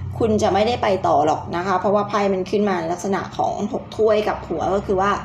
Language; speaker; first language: Thai; native; Thai